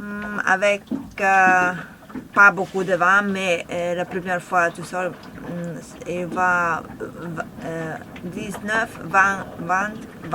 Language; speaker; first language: French; non-native, learner; Italian